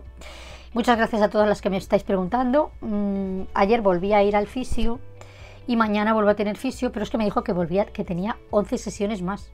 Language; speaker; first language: Spanish; native; Spanish